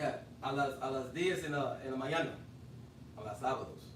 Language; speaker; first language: Spanish; non-native, fluent; English